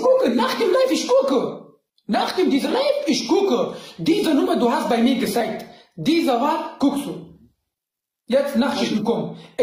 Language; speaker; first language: German; non-native, learner; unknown